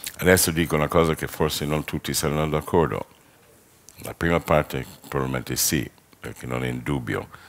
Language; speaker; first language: Italian; non-native, fluent; English